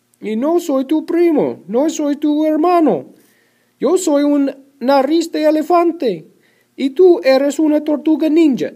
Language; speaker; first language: Spanish; non-native, learner; English